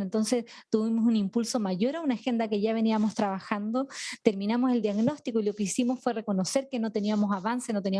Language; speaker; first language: Spanish; native; Spanish